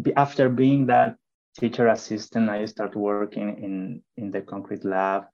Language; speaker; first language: English; non-native, fluent; Spanish